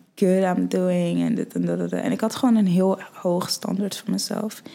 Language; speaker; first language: Dutch; early bilingual, other home language; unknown